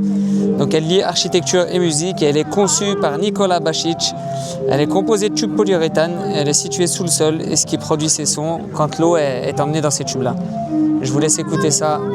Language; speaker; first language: French; native; French